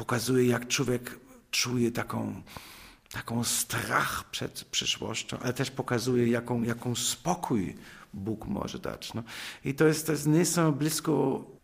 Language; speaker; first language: Polish; non-native, fluent; German